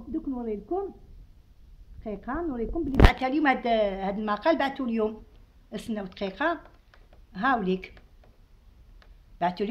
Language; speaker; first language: Arabic; native; Arabic